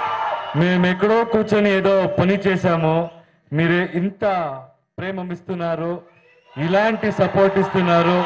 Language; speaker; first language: Telugu; non-native, learner; Kannada